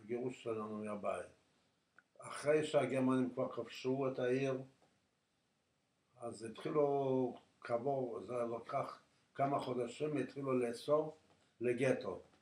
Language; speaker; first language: Hebrew; non-native, fluent; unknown